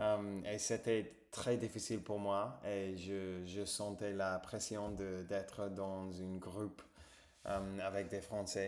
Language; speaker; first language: French; non-native, fluent; English